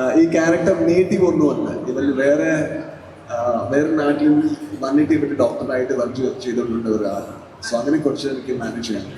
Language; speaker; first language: Malayalam; non-native, learner; Kannada